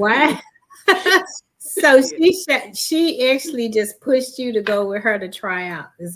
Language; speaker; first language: English; native; English